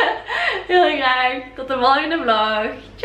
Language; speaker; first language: Dutch; native; Dutch